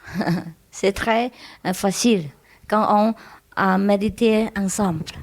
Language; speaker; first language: French; non-native, learner; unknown